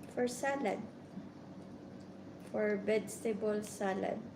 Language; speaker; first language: English; non-native, learner; Bikol